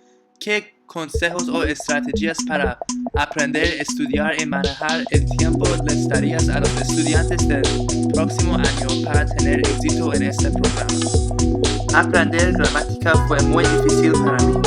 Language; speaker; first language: Spanish; non-native, learner; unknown